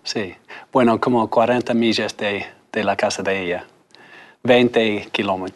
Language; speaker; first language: Spanish; non-native, fluent; English